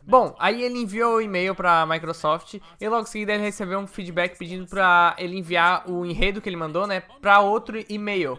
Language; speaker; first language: Portuguese; native; Portuguese